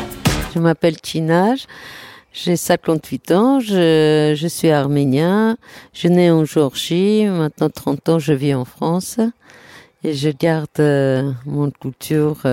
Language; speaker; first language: French; non-native, learner; Armenian